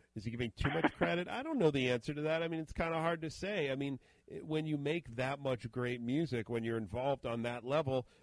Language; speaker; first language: English; native; English